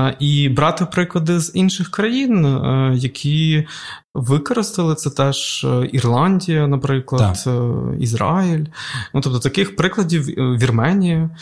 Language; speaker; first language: Ukrainian; native; Ukrainian